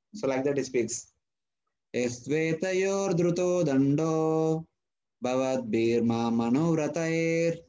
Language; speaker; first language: English; non-native, local second language; Telugu